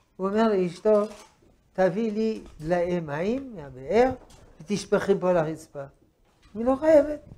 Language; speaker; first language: Hebrew; non-native, fluent; French